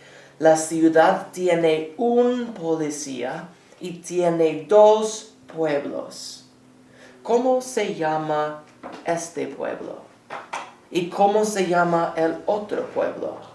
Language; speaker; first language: Spanish; non-native, fluent; English